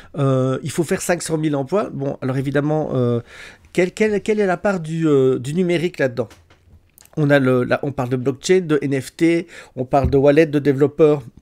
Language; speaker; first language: French; native; French